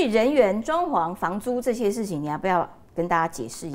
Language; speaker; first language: Chinese; native; Chinese